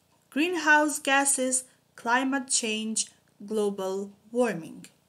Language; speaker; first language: English; non-native, fluent; Macedonian